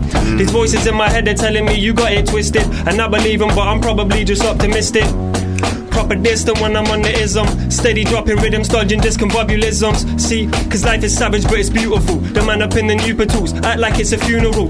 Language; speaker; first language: English; native; English